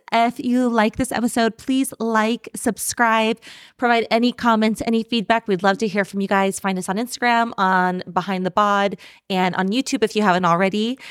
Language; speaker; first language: English; native; English